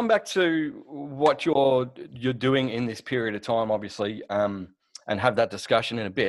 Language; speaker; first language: English; native; English